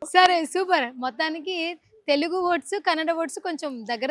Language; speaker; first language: Telugu; native; Telugu